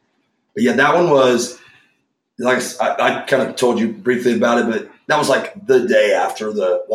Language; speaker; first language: English; native; English